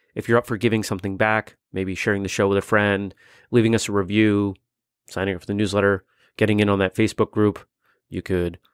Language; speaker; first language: English; native; English